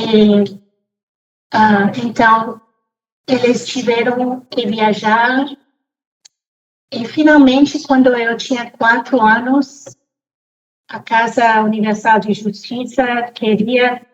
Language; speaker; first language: Portuguese; non-native, fluent; English